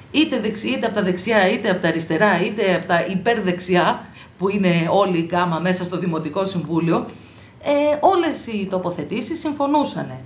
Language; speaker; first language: Greek; native; Greek